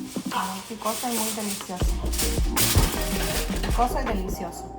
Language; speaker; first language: Spanish; early bilingual, heritage; Spanish